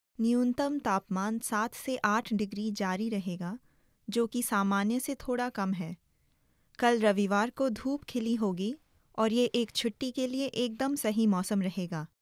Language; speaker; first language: Hindi; native; Hindi